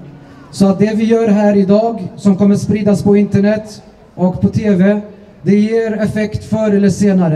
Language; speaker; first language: Swedish; early bilingual, other home language; Assyrian Neo-Aramaic